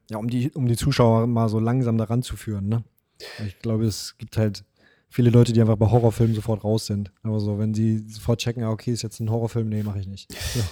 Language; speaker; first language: German; native; German